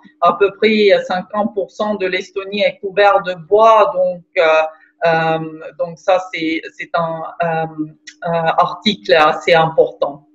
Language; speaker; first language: French; non-native, fluent; Estonian